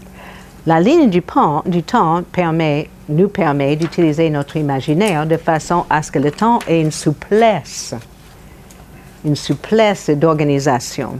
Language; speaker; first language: French; non-native, fluent; English